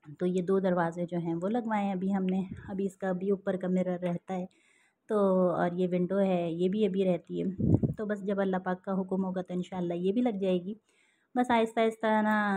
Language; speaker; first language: Urdu; native; Urdu